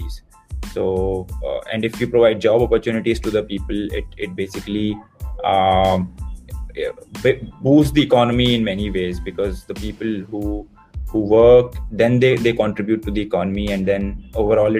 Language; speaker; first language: English; non-native, local second language; Hindi